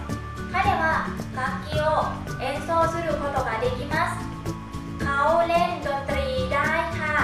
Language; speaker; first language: Japanese; non-native, fluent; Thai